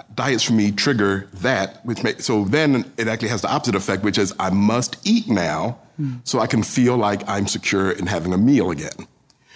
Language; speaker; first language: English; native; English